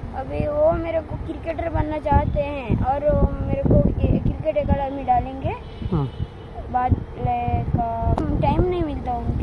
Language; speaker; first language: Hindi; early bilingual, other home language; Nepali